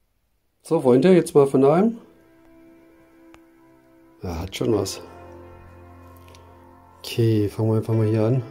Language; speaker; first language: German; native; German